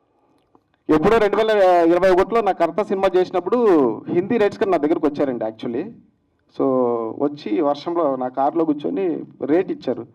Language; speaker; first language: Telugu; native; Telugu